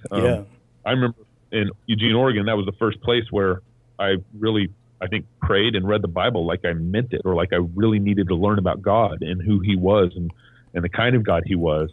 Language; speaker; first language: English; native; English